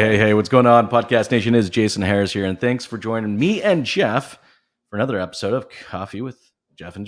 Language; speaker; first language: English; native; English